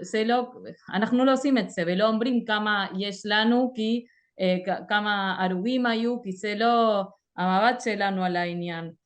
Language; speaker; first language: Hebrew; non-native, fluent; Spanish